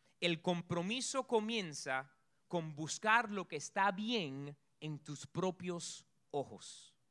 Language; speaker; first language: Spanish; early bilingual, heritage; Spanish